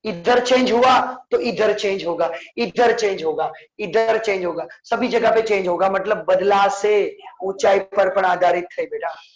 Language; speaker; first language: Hindi; non-native, local second language; Gujarati